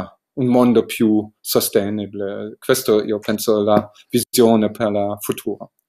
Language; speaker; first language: Italian; non-native, learner; German